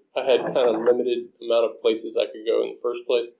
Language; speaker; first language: English; native; English